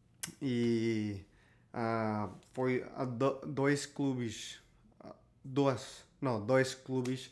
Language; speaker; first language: Portuguese; non-native, learner; Spanish